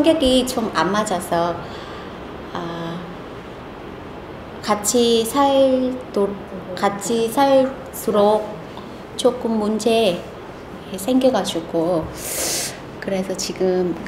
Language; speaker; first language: Korean; non-native, fluent; Vietnamese